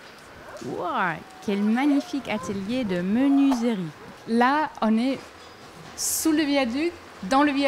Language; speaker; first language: French; non-native, fluent; German